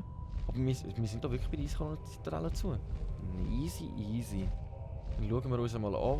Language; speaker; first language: German; native; German